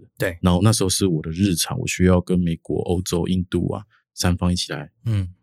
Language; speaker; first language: Chinese; native; Chinese